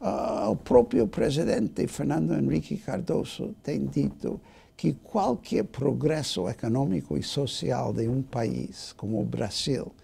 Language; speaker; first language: Portuguese; non-native, fluent; English